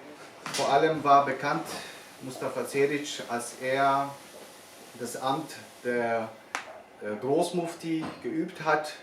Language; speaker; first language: German; non-native, fluent; Bosnian